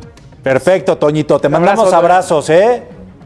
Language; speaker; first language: Spanish; native; Spanish